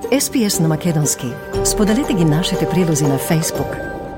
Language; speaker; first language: Macedonian; native; Macedonian